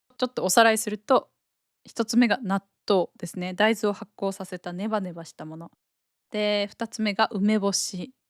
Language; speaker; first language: Japanese; native; Japanese